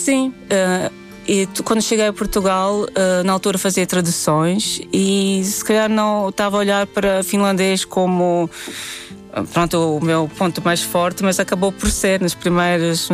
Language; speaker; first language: Portuguese; non-native, fluent; Latvian